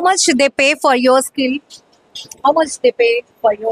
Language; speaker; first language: English; non-native, learner; Telugu